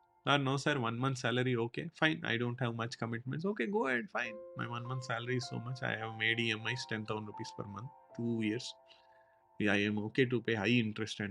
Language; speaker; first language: English; non-native, local second language; Hindi